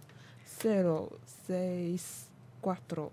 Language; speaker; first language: Spanish; non-native, learner; Chinese